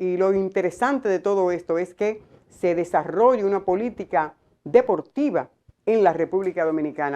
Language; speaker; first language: Spanish; native; Spanish